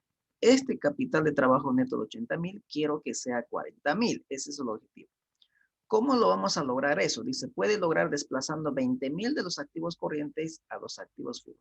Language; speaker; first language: Spanish; native; Spanish